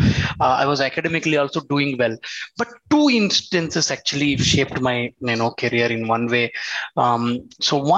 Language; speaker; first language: English; non-native, local second language; Telugu